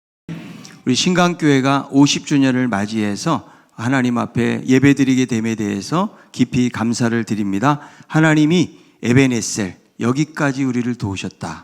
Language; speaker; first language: Korean; native; Korean